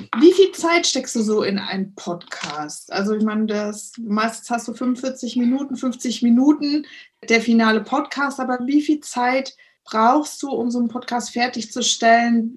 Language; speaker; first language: German; native; German